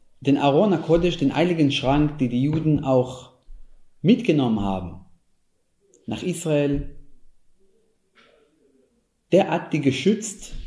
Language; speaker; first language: German; non-native, fluent; Hebrew